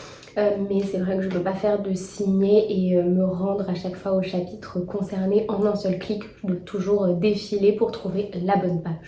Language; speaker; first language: French; native; French